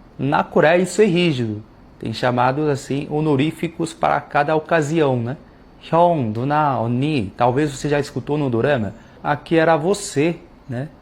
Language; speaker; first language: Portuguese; early bilingual, other home language; Korean